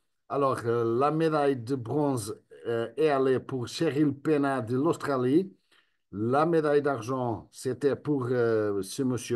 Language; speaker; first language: French; non-native, fluent; Spanish